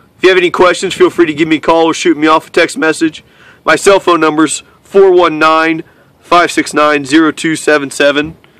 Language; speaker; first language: English; native; English